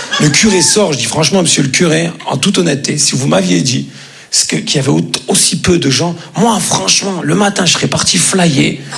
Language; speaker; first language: French; early bilingual, other home language; Arabic